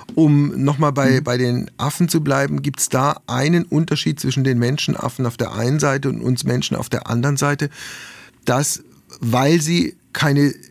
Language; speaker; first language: German; native; German